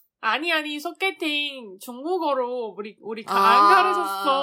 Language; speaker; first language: Korean; non-native, learner; Chinese